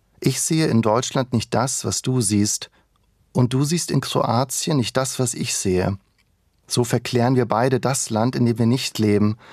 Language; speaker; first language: German; early bilingual, other home language; Bosnian